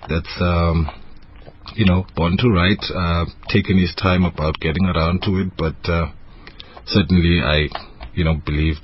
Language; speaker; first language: English; non-native, local second language; Zulu